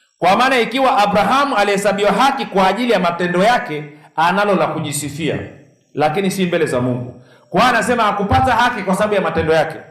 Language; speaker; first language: Swahili; native; Swahili